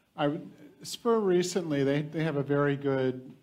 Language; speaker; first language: English; native; English